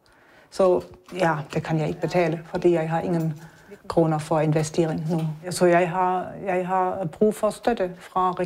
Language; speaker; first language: Danish; non-native, learner; German